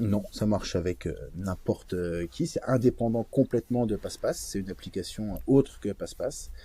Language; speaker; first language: French; native; French